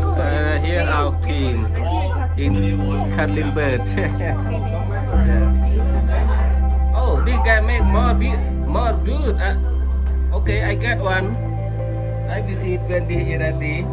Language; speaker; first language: English; non-native, learner; Vietnamese